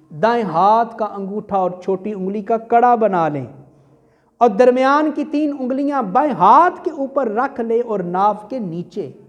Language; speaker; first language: Urdu; non-native, local second language; Punjabi